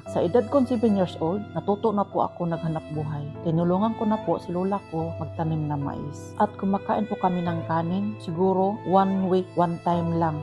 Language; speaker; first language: Filipino; non-native, local second language; Cebuano